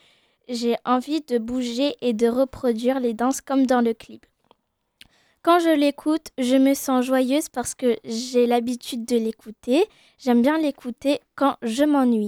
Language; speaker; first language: French; native; French